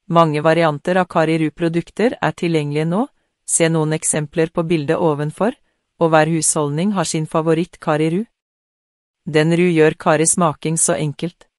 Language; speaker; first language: Norwegian; non-native, learner; Vietnamese